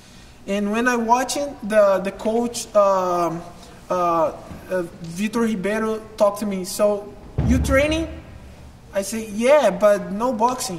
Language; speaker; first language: English; non-native, learner; Portuguese